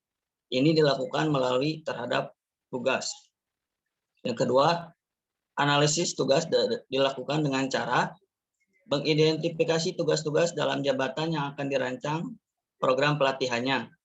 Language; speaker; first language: Indonesian; native; Indonesian